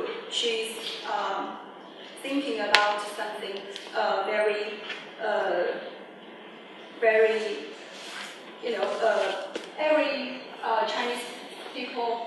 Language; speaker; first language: English; non-native, learner; Chinese